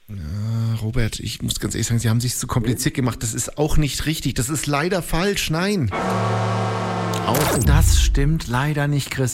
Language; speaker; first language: German; native; German